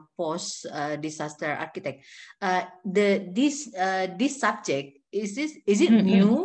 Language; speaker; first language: English; non-native, learner; Indonesian